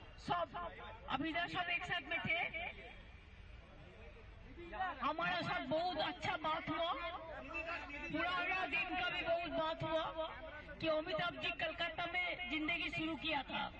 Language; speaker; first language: Hindi; non-native, local second language; Bangla